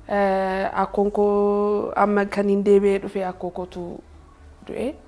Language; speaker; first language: Oromo; early bilingual, heritage; Oromo